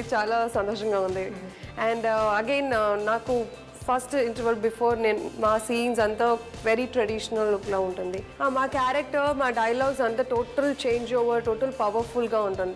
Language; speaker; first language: Telugu; non-native, learner; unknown